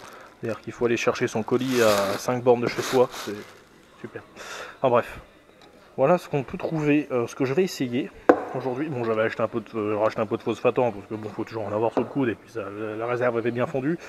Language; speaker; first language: French; native; French